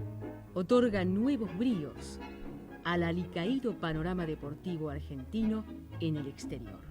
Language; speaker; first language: Spanish; native; Spanish